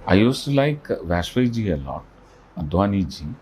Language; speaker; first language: English; non-native, local second language; Malayalam